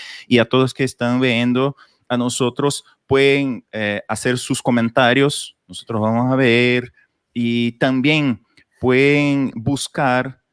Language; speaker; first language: Spanish; non-native, fluent; Portuguese